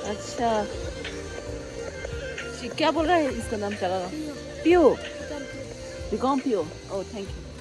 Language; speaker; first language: Hindi; non-native, learner; Tibetan